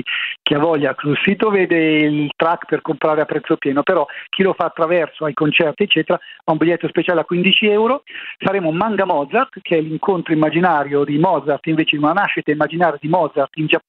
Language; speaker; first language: Italian; native; Italian